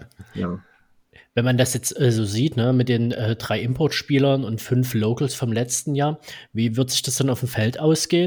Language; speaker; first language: German; native; German